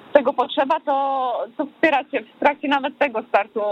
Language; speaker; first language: Polish; native; Polish